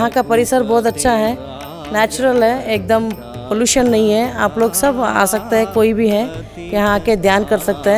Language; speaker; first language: Hindi; non-native, local second language; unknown